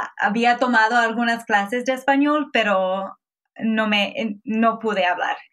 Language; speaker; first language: Spanish; non-native, fluent; English